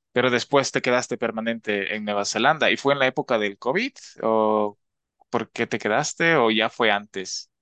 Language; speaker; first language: Spanish; native; Spanish